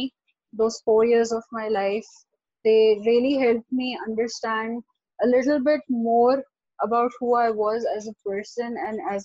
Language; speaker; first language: English; non-native, local second language; Urdu